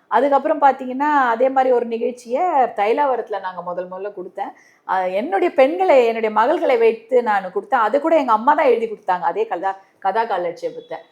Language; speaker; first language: Tamil; native; Tamil